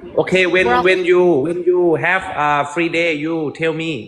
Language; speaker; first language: English; non-native, learner; Thai